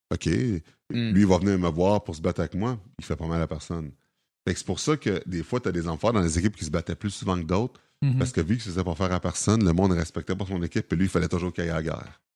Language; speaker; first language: French; native; French